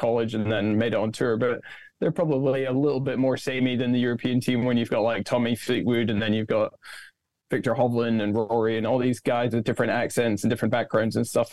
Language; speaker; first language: English; native; English